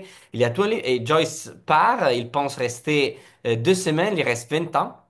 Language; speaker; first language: French; non-native, fluent; Italian